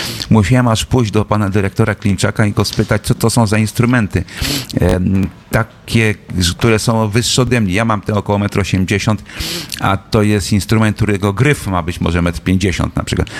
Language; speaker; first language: Polish; native; Polish